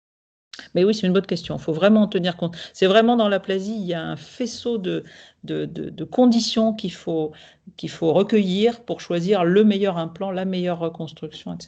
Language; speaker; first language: French; native; French